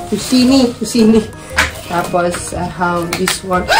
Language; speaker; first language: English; non-native, local second language; Filipino